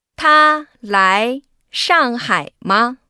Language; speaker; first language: Chinese; non-native, learner; Korean